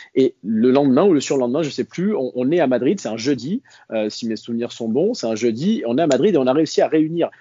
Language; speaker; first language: French; native; French